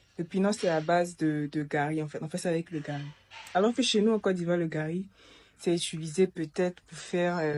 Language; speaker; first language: French; native; French